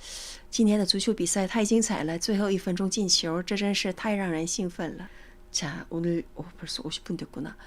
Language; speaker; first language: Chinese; native; Chinese